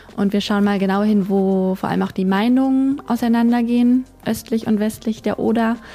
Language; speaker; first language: German; native; German